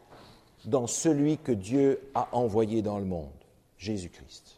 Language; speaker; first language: French; native; French